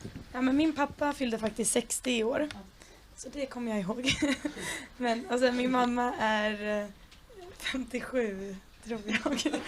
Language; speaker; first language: Swedish; native; Swedish